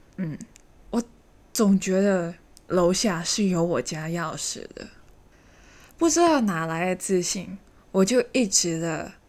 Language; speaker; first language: Chinese; native; Chinese